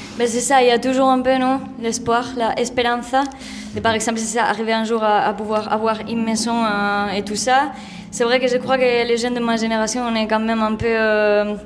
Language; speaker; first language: French; non-native, fluent; Spanish